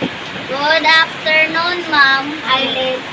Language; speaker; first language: English; non-native, local second language; Cebuano